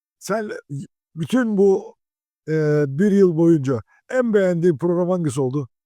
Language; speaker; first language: Turkish; native; Turkish